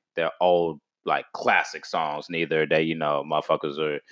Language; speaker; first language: English; native; English